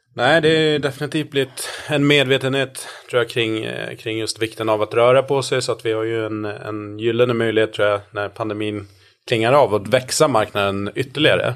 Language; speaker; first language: Swedish; native; Swedish